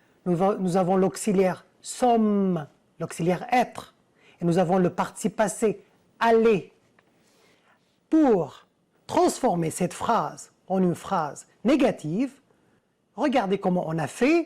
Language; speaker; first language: French; non-native, fluent; Arabic